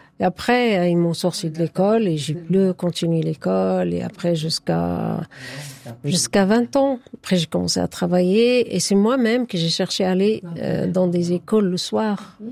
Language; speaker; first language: French; non-native, fluent; Arabic